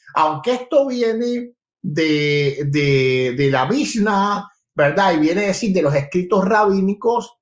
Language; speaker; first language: Spanish; native; Spanish